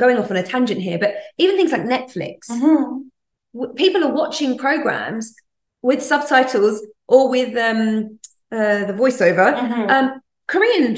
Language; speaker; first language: English; native; English